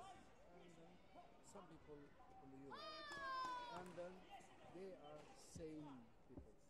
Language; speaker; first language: English; non-native, learner; Spanish